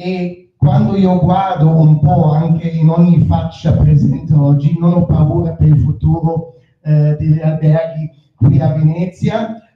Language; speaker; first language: Italian; non-native, fluent; German